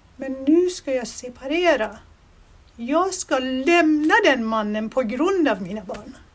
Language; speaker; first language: Swedish; non-native, fluent; Persian